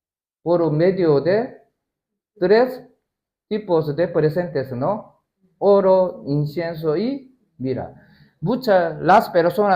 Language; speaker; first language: Spanish; non-native, learner; Korean